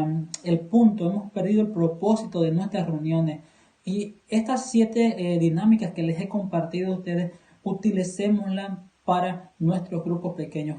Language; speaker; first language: Spanish; native; Spanish